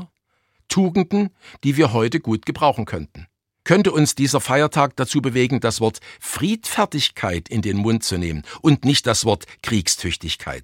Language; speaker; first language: German; native; German